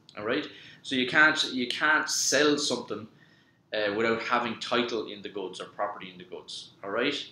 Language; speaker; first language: English; native; English